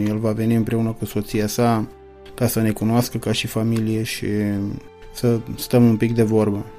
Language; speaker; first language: Romanian; native; Romanian